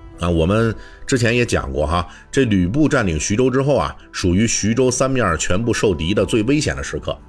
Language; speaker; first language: Chinese; native; Chinese